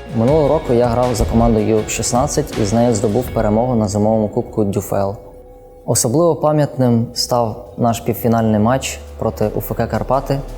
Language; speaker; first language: Ukrainian; early bilingual, other home language; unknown